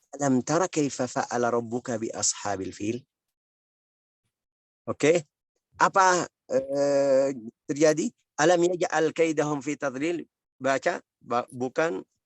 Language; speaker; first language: Indonesian; non-native, learner; Arabic